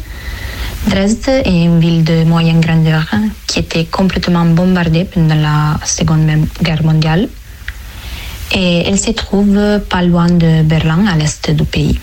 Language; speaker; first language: French; non-native, fluent; Italian